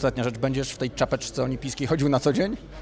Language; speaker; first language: Polish; native; Polish